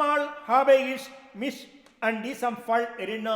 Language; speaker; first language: German; non-native, fluent; Malayalam